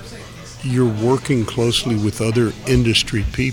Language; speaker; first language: English; native; English